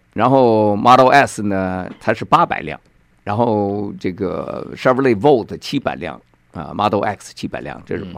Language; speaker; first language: Chinese; native; Chinese